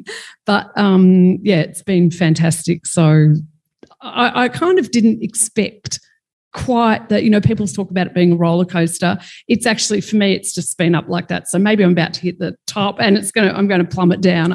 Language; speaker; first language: English; native; English